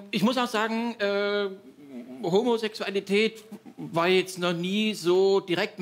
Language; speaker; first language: German; native; German